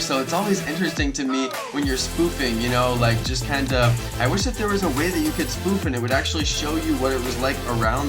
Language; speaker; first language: English; native; English